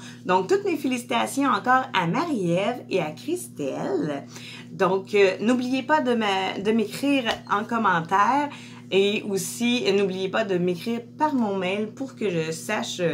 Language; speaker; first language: French; native; French